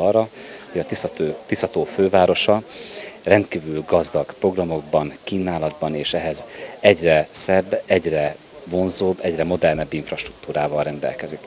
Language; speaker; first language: Hungarian; native; Hungarian